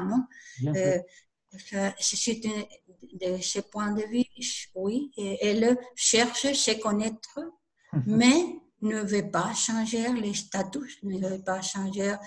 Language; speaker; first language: French; non-native, learner; Spanish